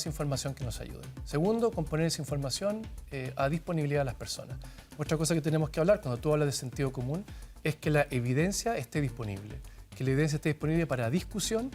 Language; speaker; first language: Spanish; native; Spanish